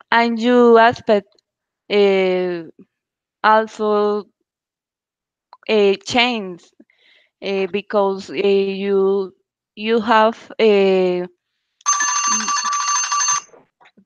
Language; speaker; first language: English; non-native, learner; Spanish